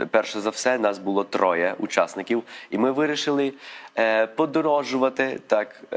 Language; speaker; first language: Ukrainian; non-native, fluent; Spanish